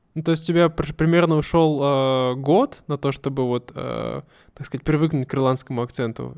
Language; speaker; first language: Russian; native; Russian